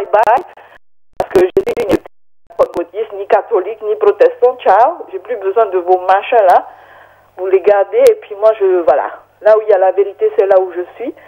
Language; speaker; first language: French; native; French